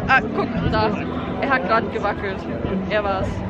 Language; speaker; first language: German; native; German